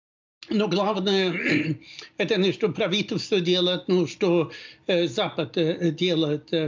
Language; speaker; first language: Russian; non-native, fluent; Swedish